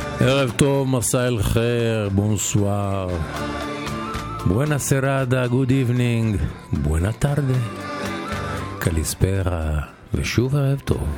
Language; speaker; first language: Hebrew; native; Hebrew